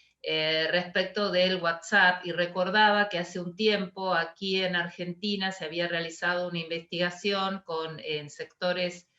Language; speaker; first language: Spanish; native; Spanish